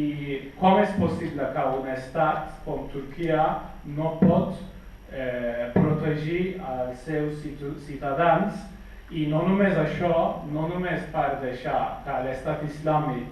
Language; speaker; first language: Catalan; non-native, fluent; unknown